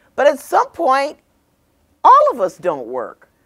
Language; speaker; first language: English; native; English